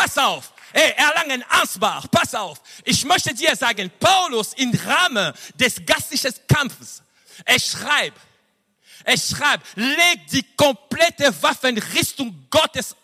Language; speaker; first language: German; non-native, fluent; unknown